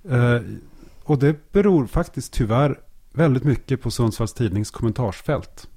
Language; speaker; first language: Swedish; native; Swedish